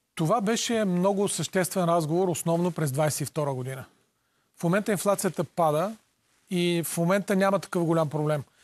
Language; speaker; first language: Bulgarian; native; Bulgarian